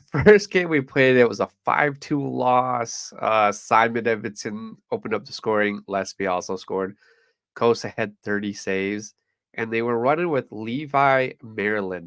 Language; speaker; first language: English; native; English